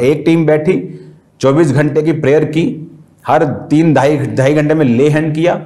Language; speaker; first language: Hindi; native; Hindi